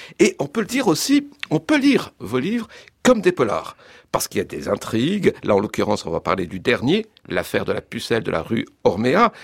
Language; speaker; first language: French; native; French